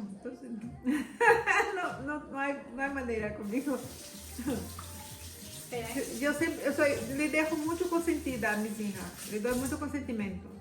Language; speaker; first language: Spanish; non-native, fluent; Portuguese